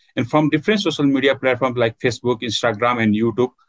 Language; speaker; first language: English; non-native, local second language; Nepali